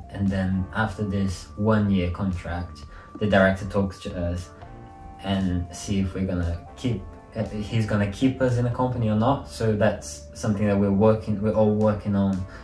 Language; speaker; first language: English; non-native, fluent; Portuguese